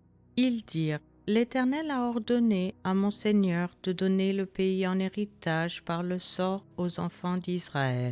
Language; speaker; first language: French; native; French